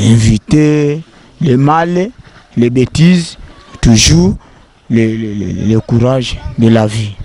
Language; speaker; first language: French; non-native, learner; Lingala